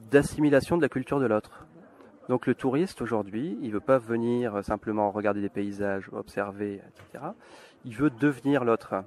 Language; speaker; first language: French; native; French